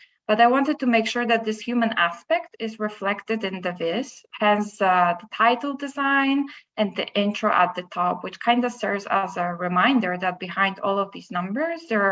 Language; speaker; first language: English; non-native, fluent; Polish